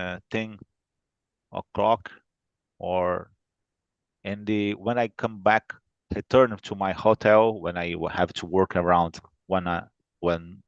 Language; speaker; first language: English; non-native, fluent; Portuguese